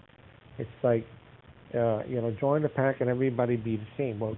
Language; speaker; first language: English; native; English